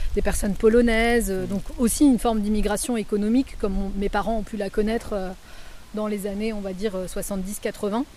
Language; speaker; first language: French; native; French